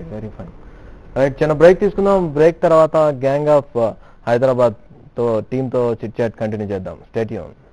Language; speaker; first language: Telugu; native; Telugu